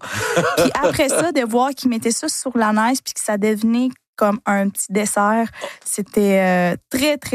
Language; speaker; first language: French; non-native, fluent; Spanish